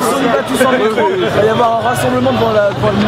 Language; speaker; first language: French; native; French